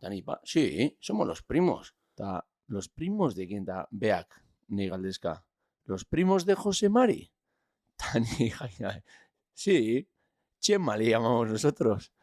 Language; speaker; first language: Spanish; non-native, local second language; Basque